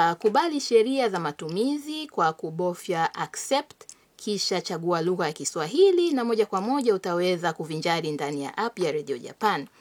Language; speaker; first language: Swahili; native; Swahili